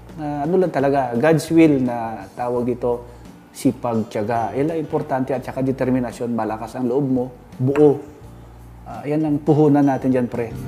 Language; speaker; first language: Filipino; non-native, local second language; Hiligaynon